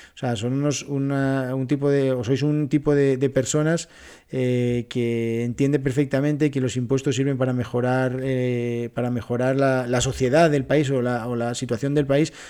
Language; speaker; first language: Spanish; native; Spanish